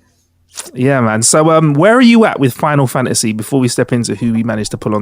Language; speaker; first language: English; native; English